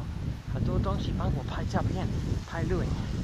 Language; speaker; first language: Chinese; non-native, learner; English